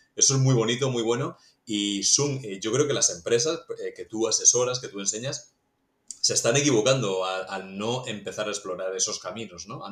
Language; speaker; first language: Spanish; native; Spanish